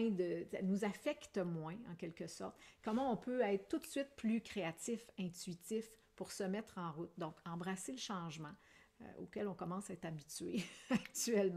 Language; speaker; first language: French; native; French